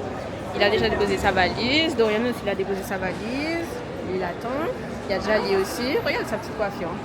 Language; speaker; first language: French; native; French